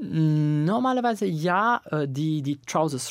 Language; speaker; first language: German; non-native, learner; Italian